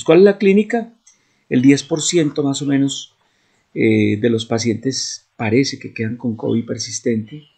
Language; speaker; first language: Spanish; native; Spanish